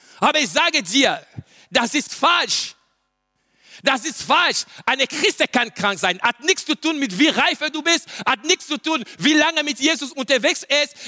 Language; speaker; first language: German; non-native, learner; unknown